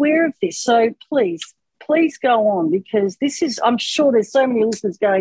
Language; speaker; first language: English; native; English